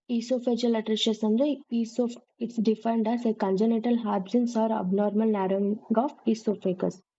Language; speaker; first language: English; non-native, local second language; Kannada